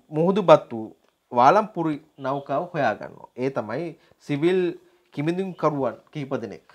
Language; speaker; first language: Sinhala; native; Sinhala